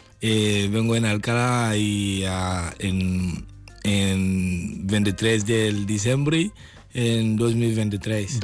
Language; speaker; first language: Spanish; non-native, learner; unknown